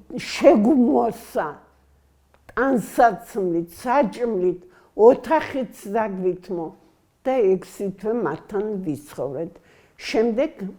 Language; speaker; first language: Georgian; native; Georgian